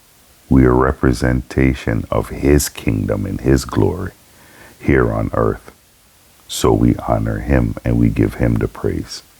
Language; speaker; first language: English; native; English